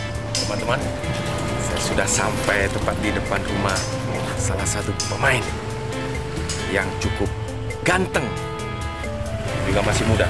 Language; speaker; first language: Indonesian; native; Indonesian